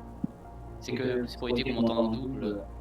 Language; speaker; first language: French; native; French